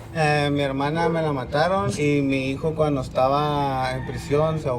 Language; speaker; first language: Spanish; native; Spanish